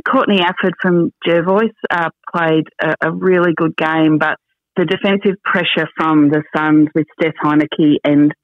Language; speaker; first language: English; native; English